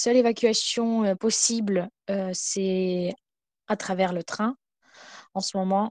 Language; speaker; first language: French; non-native, fluent; Ukrainian